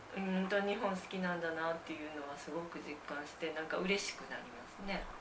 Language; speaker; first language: Japanese; native; Japanese